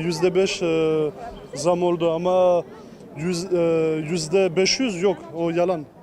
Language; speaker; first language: Turkish; early bilingual, heritage; Turkish